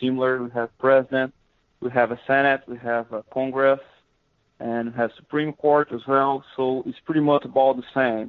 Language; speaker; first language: English; non-native, fluent; Portuguese